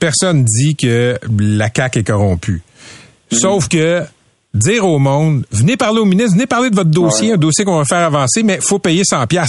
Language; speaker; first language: French; native; French